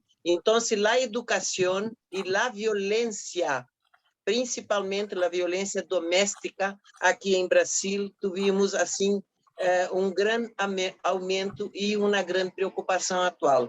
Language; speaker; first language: Spanish; non-native, fluent; Portuguese